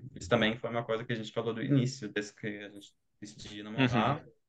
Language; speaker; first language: Portuguese; non-native, fluent; German